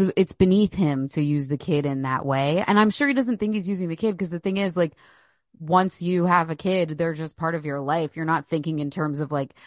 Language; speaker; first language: English; native; English